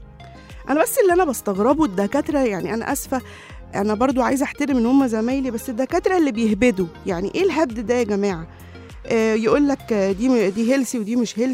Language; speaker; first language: Arabic; native; Arabic